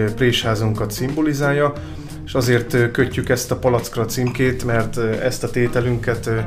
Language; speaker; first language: Hungarian; native; Hungarian